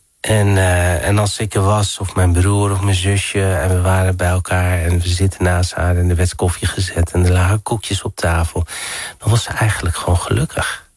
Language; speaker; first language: Dutch; early bilingual, other home language; Riffian